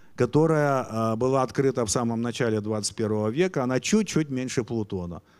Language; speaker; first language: Russian; native; Russian